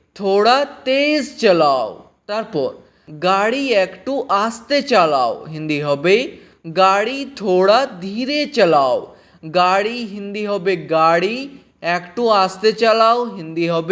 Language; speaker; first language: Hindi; non-native, local second language; Bangla